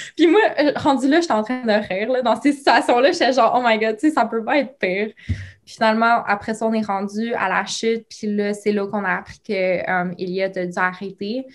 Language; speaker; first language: French; native; French